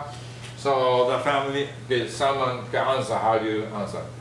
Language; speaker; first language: English; non-native, fluent; Japanese